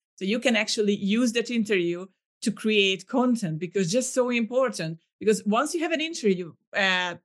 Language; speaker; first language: English; non-native, fluent; Hungarian